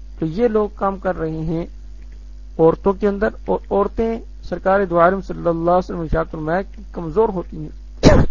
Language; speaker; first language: Urdu; native; Urdu